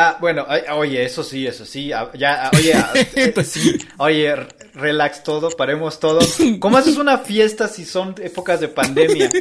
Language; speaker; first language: Spanish; native; Spanish